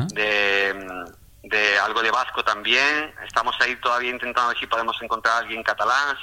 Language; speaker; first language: Spanish; native; Spanish